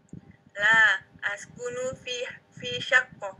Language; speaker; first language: Arabic; non-native, learner; Indonesian